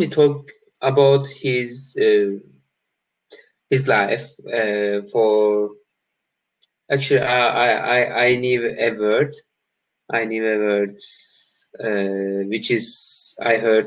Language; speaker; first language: English; non-native, learner; Turkish